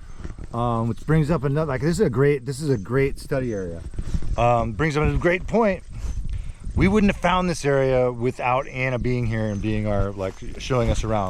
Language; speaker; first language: English; native; English